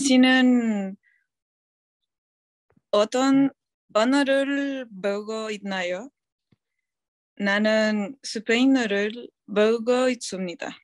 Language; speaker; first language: Korean; non-native, learner; Spanish